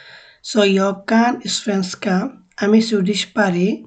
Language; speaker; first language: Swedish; non-native, fluent; Bangla